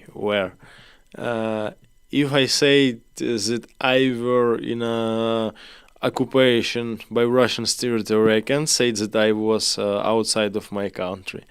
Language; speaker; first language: English; non-native, learner; Ukrainian